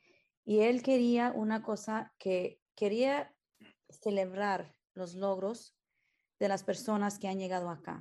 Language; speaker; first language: Spanish; early bilingual, heritage; Spanish